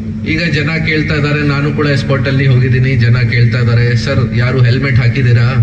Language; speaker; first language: Kannada; non-native, learner; Hindi